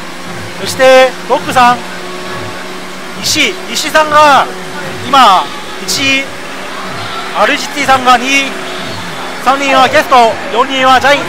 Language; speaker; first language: Japanese; non-native, learner; Korean